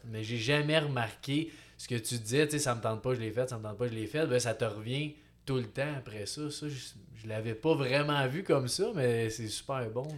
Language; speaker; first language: French; native; French